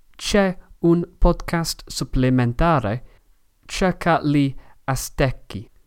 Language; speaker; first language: Italian; non-native, learner; English